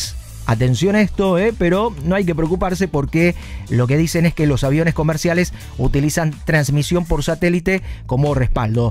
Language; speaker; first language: Spanish; native; Spanish